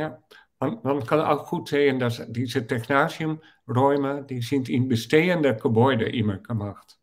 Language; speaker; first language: German; non-native, fluent; Dutch